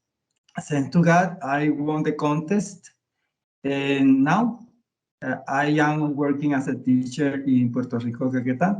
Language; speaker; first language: English; non-native, learner; Spanish